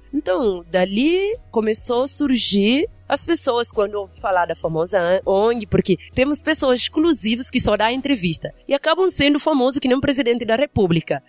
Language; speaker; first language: Portuguese; non-native, fluent; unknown